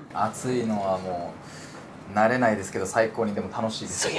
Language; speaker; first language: Japanese; native; Japanese